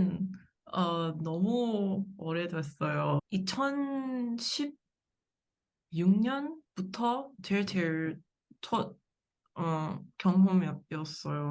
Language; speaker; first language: Korean; non-native, learner; English